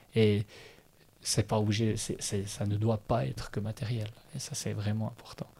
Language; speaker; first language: French; native; French